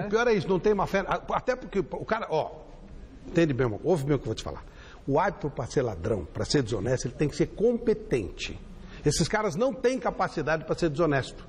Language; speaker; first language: Portuguese; native; Portuguese